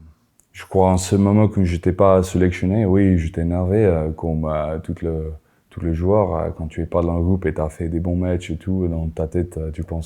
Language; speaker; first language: French; non-native, fluent; Afrikaans